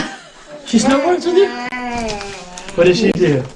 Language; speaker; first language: English; native; English